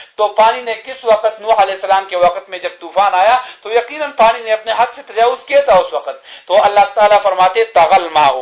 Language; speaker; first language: Urdu; non-native, local second language; Pashto